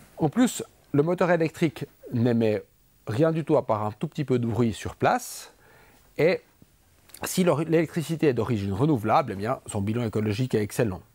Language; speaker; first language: French; native; French